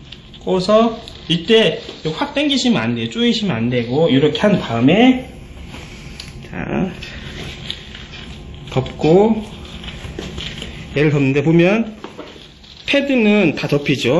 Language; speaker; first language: Korean; native; Korean